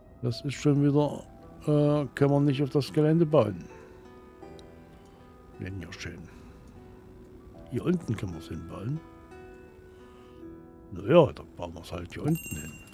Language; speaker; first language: German; native; German